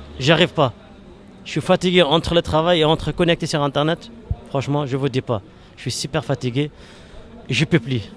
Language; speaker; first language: French; non-native, local second language; Arabic